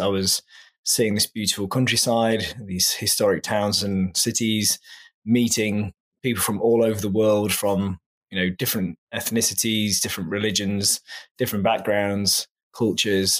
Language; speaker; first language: English; native; English